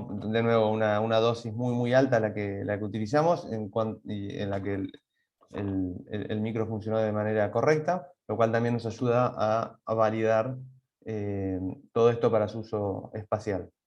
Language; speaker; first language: Spanish; native; Spanish